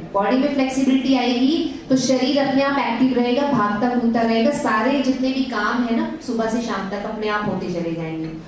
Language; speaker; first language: Hindi; native; Hindi